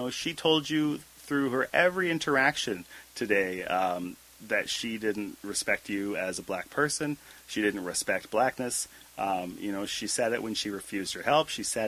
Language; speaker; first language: English; native; English